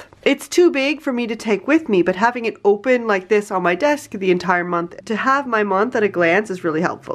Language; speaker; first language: English; native; English